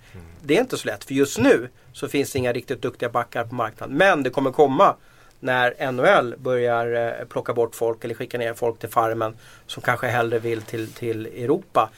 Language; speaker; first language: Swedish; native; Swedish